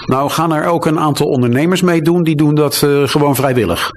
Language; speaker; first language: Dutch; native; Dutch